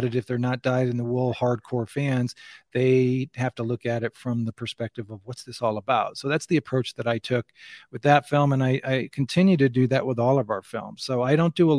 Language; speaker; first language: English; native; English